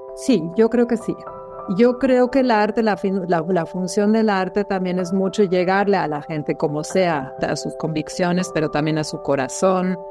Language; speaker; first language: Spanish; non-native, fluent; German